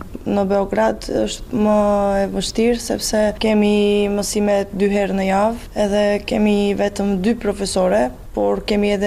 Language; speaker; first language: Albanian; non-native, fluent; Serbian